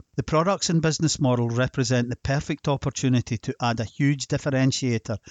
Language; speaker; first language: English; native; English